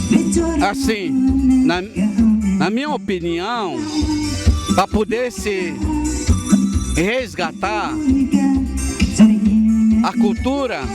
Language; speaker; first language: Portuguese; non-native, local second language; Ticuna